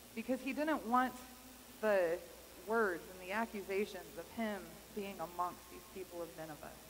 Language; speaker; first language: English; native; English